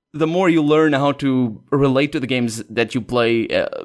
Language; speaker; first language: English; non-native, fluent; Portuguese